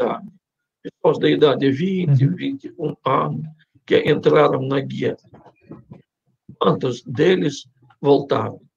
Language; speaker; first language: Portuguese; non-native, fluent; Russian